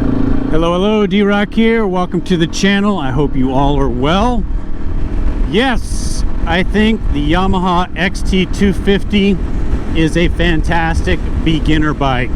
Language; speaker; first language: English; native; English